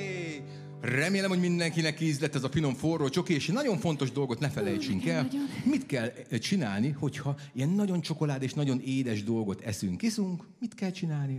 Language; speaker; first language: Hungarian; native; Hungarian